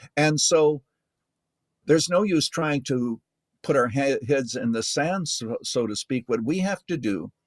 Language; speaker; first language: English; native; English